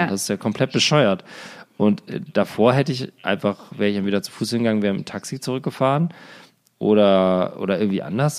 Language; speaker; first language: German; native; German